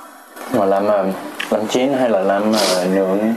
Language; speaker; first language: Vietnamese; non-native, learner; Swedish